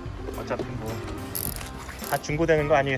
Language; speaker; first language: Korean; native; Korean